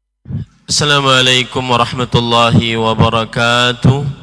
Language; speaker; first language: Arabic; non-native, fluent; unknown